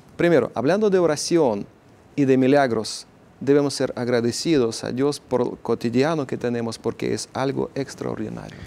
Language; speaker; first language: Spanish; non-native, fluent; Ukrainian